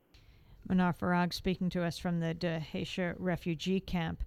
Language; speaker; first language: English; native; English